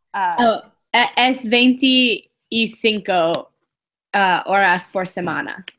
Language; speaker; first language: Spanish; non-native, learner; English